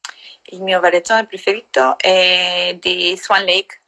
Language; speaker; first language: Italian; non-native, learner; Albanian